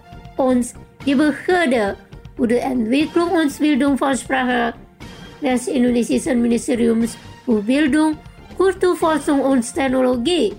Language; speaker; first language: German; non-native, local second language; Indonesian